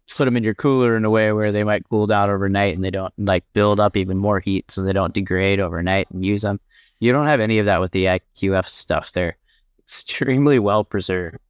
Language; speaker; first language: English; native; English